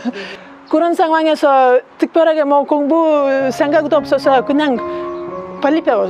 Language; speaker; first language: Korean; non-native, learner; Lithuanian